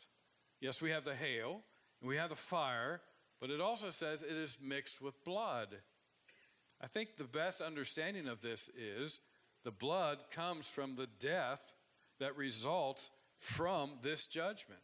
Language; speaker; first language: English; native; English